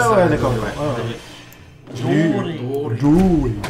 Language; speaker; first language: French; native; French